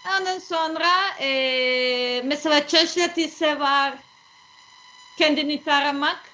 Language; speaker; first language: Turkish; non-native, learner; Serbian